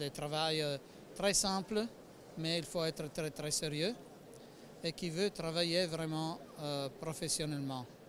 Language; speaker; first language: French; non-native, fluent; Italian